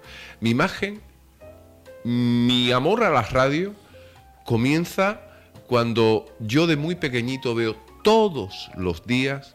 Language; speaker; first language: Spanish; native; Spanish